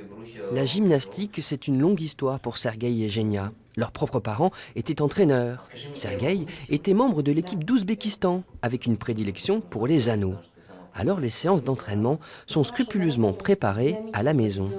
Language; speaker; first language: French; native; French